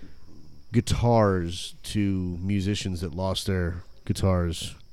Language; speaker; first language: English; native; English